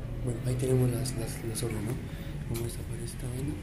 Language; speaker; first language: Spanish; native; Spanish